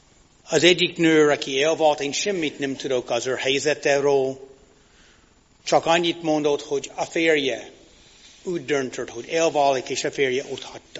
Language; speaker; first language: Hungarian; non-native, fluent; English